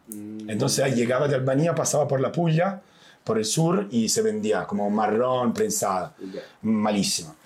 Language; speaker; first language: Spanish; non-native, fluent; Italian